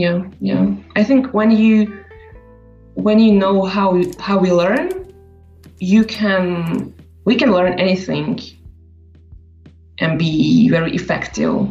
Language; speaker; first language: English; non-native, fluent; Slovak